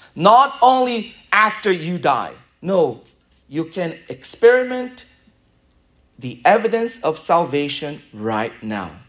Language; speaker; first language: English; non-native, fluent; Portuguese